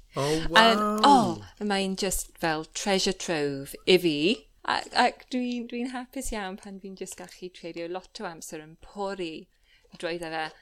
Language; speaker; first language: Welsh; non-native, fluent; English